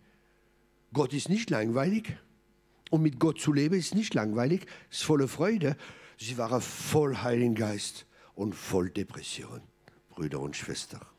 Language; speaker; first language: German; non-native, fluent; French